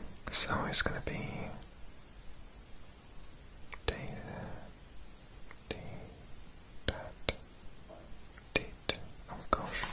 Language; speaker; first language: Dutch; non-native, learner; English